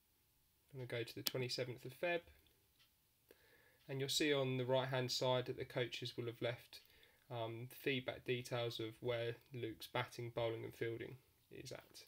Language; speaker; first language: English; native; English